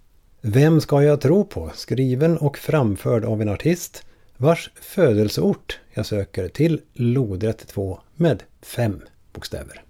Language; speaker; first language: Swedish; native; Swedish